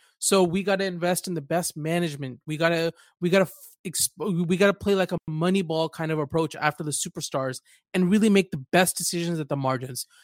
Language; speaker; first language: English; early bilingual, other home language; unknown